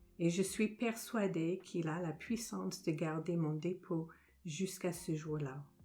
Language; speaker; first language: French; non-native, fluent; English